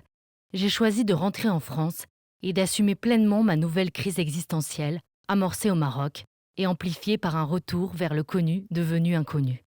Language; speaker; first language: French; native; French